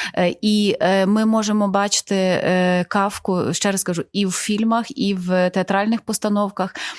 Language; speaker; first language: Ukrainian; native; Ukrainian